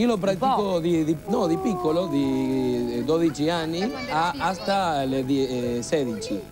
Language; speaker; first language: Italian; non-native, learner; Spanish